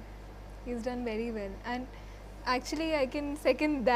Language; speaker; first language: Telugu; non-native, fluent; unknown